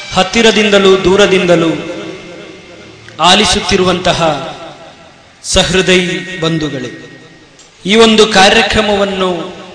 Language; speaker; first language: Kannada; non-native, local second language; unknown